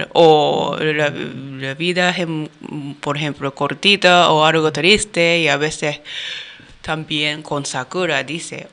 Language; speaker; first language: Spanish; non-native, learner; Japanese